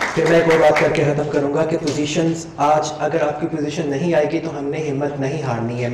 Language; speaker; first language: Urdu; non-native, local second language; Punjabi